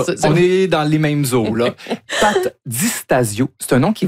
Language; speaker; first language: French; native; French